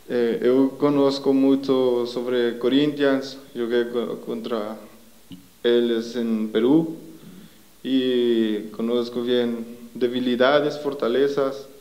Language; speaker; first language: Portuguese; non-native, learner; Spanish